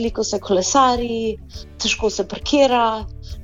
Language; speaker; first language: Slovenian; early bilingual, heritage; Slovenian